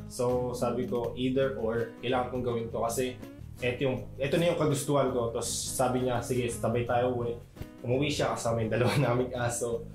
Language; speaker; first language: Filipino; native; Filipino